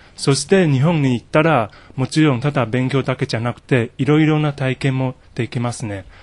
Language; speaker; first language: Japanese; non-native, fluent; Chinese